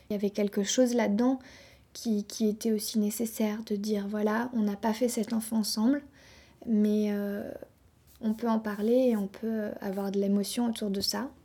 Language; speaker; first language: French; native; French